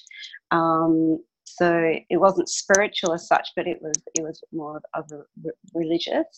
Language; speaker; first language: English; non-native, local second language; Hungarian